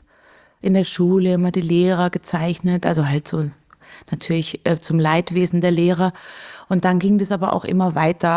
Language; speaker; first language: German; native; German